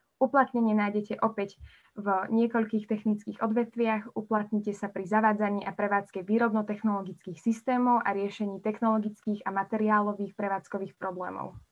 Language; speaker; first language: Slovak; native; Slovak